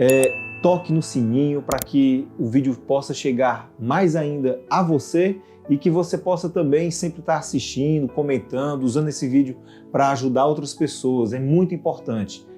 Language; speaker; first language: Portuguese; native; Portuguese